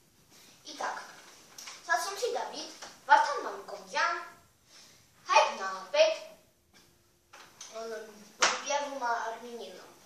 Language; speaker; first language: Russian; non-native, learner; Armenian